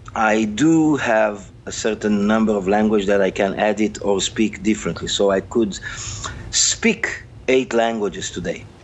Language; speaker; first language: English; non-native, fluent; Portuguese